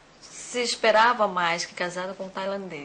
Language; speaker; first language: Portuguese; non-native, learner; Thai